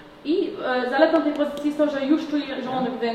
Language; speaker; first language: Polish; native; Polish